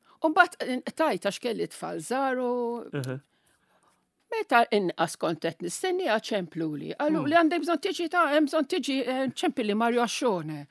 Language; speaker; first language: Maltese; non-native, local second language; Italian